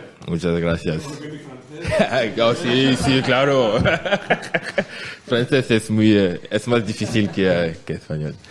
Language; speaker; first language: Spanish; non-native, learner; French